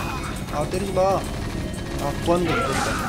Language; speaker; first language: Korean; native; Korean